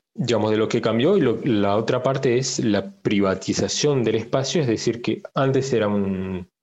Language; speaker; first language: Spanish; early bilingual, heritage; French